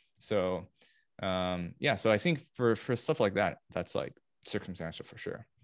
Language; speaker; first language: English; early bilingual, other home language; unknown